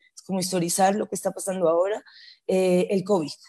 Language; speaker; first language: Spanish; native; Spanish